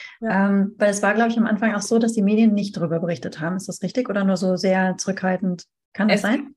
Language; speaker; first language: German; native; German